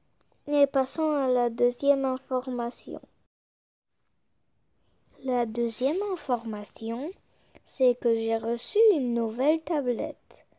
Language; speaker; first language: French; early bilingual, other home language; Polish